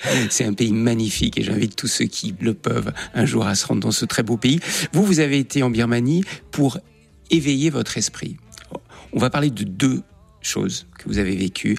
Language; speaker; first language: French; native; French